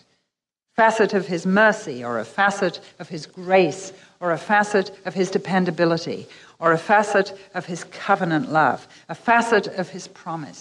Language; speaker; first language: English; native; English